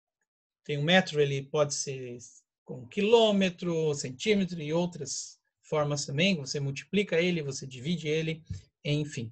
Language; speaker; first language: Portuguese; native; Portuguese